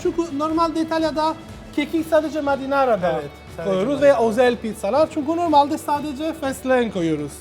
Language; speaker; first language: Turkish; non-native, learner; Italian